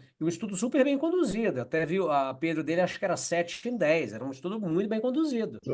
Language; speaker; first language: Portuguese; native; Portuguese